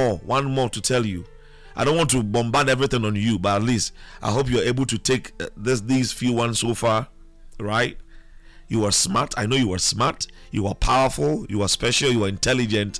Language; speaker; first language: English; non-native, local second language; Akan